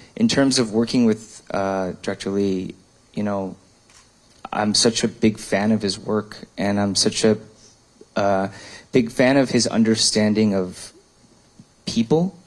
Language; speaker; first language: English; early bilingual, other home language; Korean